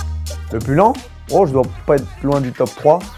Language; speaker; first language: French; native; French